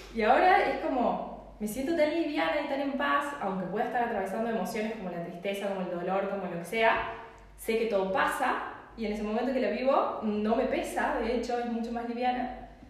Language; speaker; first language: Spanish; native; Spanish